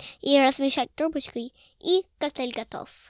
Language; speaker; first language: Russian; early bilingual, heritage; Russian